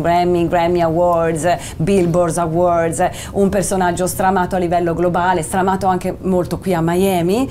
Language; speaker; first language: Italian; native; Italian